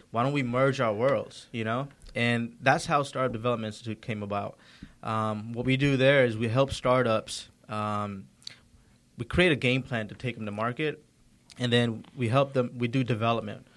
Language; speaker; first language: English; early bilingual, other home language; Hindi